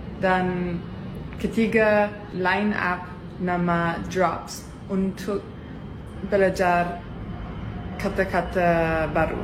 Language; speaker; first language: Indonesian; non-native, learner; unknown